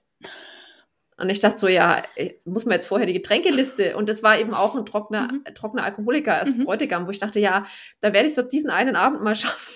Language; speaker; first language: German; native; German